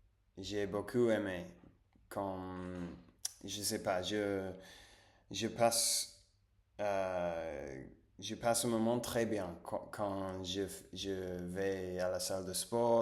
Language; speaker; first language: French; non-native, fluent; Spanish